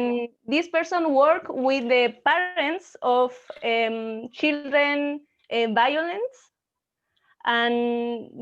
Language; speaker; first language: English; non-native, learner; Spanish